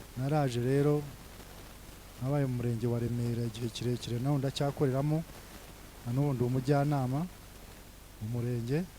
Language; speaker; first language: Kinyarwanda; early bilingual, heritage; Kinyarwanda